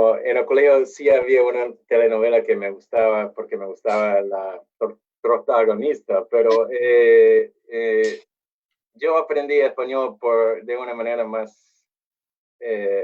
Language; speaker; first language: Spanish; non-native, fluent; English